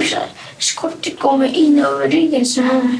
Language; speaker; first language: Swedish; early bilingual, other home language; Vietnamese